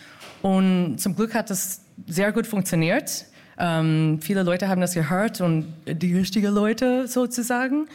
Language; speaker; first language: German; non-native, fluent; English